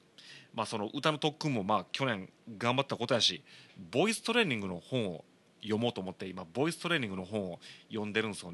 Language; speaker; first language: Japanese; native; Japanese